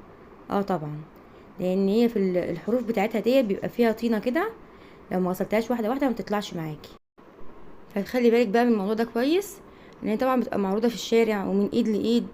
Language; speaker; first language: Arabic; native; Arabic